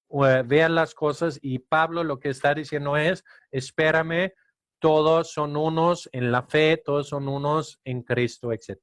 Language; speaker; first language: Spanish; non-native, fluent; Danish